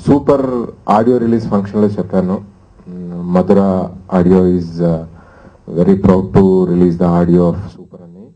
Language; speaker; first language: Telugu; native; Telugu